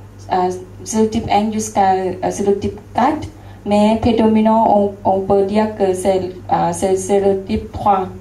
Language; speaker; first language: French; non-native, learner; Lao